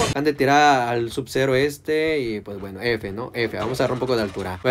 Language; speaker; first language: Spanish; native; Spanish